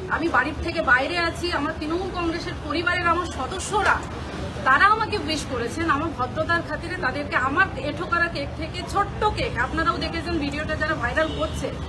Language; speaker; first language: Bangla; non-native, local second language; Santali